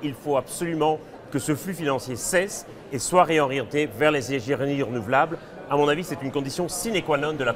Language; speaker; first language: French; native; French